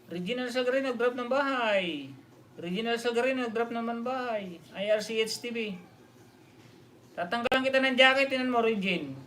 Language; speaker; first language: Filipino; non-native, local second language; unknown